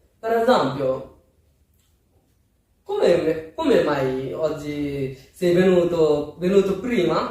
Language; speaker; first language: Italian; non-native, learner; Bangla